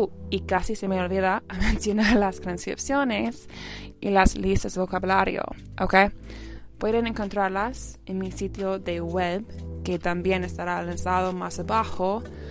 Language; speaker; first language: Spanish; non-native, fluent; English